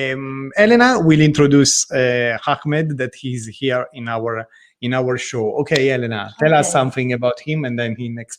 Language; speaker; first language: English; non-native, learner; Italian